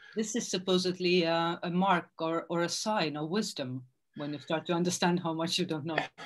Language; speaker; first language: English; non-native, fluent; Estonian